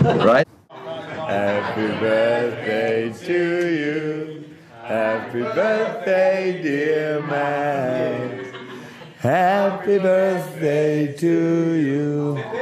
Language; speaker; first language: English; non-native, fluent; German